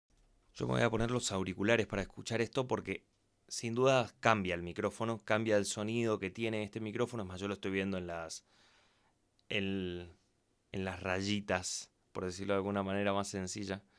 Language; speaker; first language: Spanish; native; Spanish